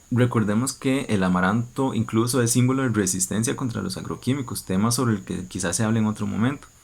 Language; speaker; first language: Spanish; native; Spanish